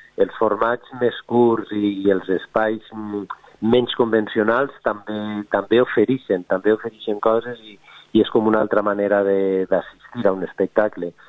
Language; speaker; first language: Catalan; native; Catalan